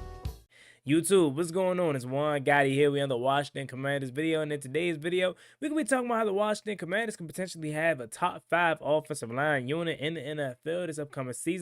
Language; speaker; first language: English; native; English